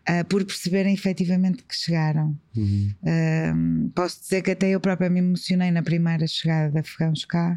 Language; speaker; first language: Portuguese; native; Portuguese